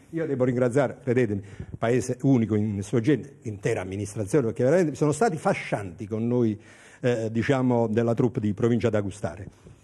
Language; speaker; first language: Italian; native; Italian